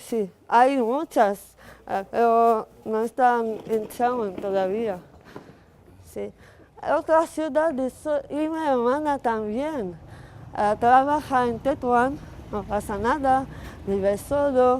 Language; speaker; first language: Spanish; non-native, fluent; Arabic